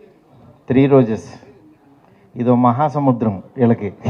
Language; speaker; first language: Telugu; native; Telugu